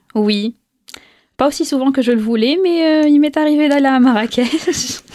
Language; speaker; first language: French; non-native, local second language; Arabic